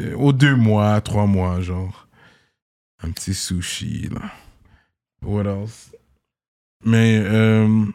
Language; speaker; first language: French; native; French